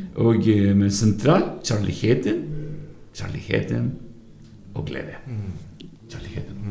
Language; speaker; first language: Norwegian; non-native, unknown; Spanish